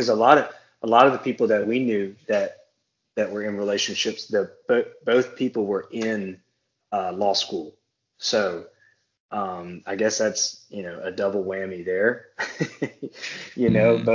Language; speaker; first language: English; native; English